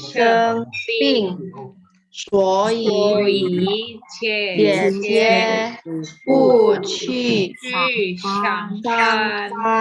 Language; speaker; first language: Chinese; non-native, learner; Indonesian